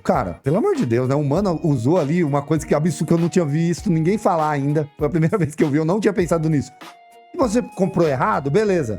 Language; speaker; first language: Portuguese; native; Portuguese